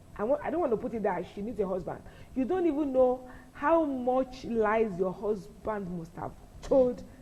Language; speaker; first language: English; non-native, local second language; Yoruba